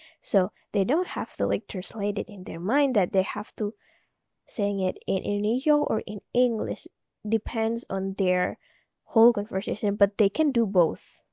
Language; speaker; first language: English; non-native, learner; Indonesian